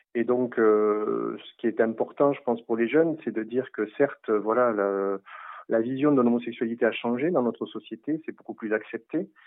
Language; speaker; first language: French; native; French